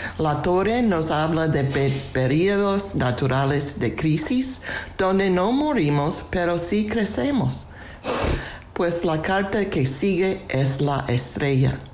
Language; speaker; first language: Spanish; non-native, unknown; English